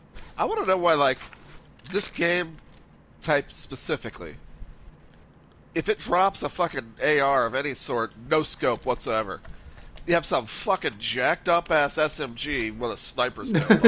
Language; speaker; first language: English; native; English